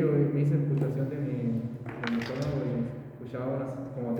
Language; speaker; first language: Spanish; native; Spanish